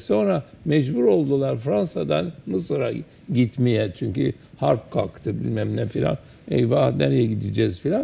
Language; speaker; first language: Turkish; early bilingual, heritage; Turkish